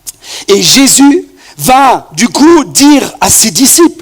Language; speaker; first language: French; native; French